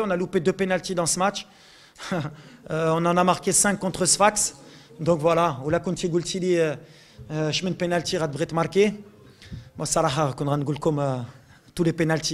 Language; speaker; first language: French; non-native, local second language; Arabic